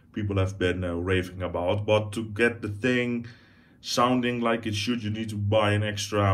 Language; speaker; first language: English; non-native, fluent; Dutch